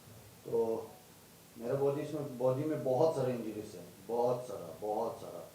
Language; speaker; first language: Hindi; non-native, fluent; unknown